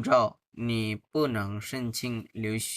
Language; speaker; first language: Chinese; non-native, fluent; Bangla